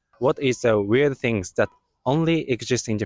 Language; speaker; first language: English; non-native, fluent; Japanese